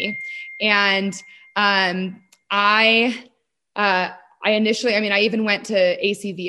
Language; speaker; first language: English; native; English